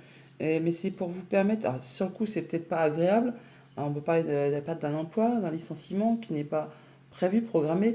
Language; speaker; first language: French; native; French